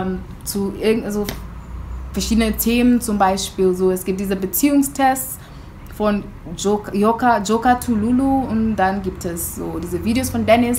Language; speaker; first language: German; non-native, fluent; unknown